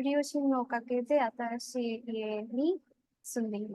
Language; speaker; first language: Japanese; non-native, learner; Bangla